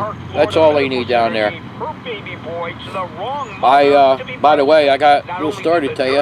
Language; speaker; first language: English; native; English